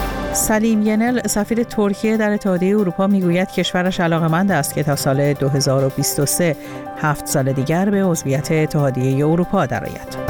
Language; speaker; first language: Persian; native; Persian